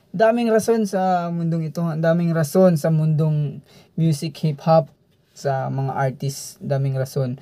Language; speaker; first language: Filipino; non-native, local second language; Cebuano